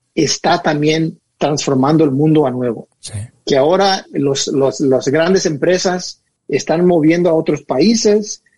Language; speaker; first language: Spanish; early bilingual, heritage; Spanish